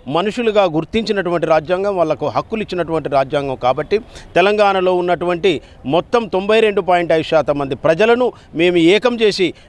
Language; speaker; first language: Telugu; native; Telugu